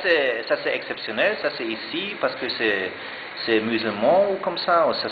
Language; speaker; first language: French; non-native, learner; German